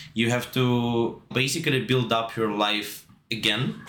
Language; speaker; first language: English; non-native, fluent; Russian